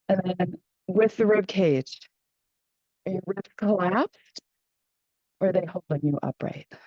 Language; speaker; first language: English; native; English